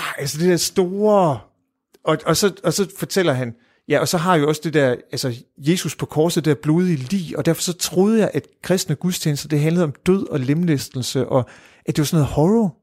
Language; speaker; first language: Danish; native; Danish